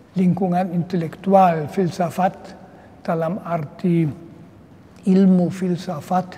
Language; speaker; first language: Indonesian; non-native, fluent; German